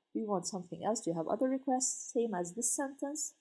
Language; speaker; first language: English; non-native, fluent; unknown